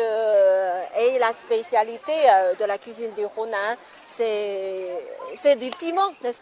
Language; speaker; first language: French; non-native, fluent; Chinese